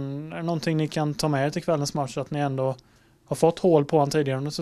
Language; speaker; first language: Swedish; native; Swedish